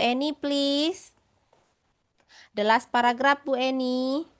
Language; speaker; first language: English; non-native, fluent; Indonesian